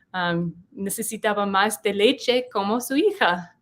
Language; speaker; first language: Spanish; non-native, learner; English